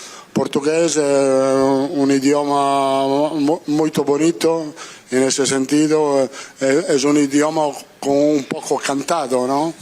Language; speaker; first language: Spanish; non-native, fluent; Italian